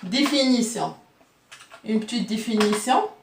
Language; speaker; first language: French; non-native, local second language; Arabic